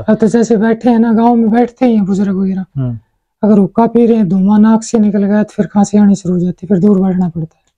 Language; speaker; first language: Hindi; native; Hindi